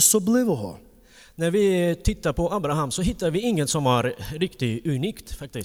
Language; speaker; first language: Swedish; non-native, fluent; Ukrainian